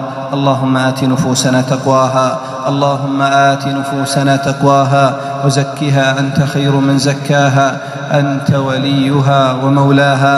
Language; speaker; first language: Arabic; native; Arabic